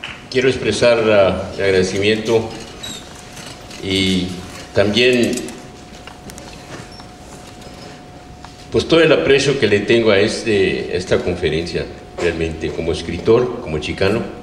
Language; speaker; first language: Spanish; early bilingual, heritage; Spanish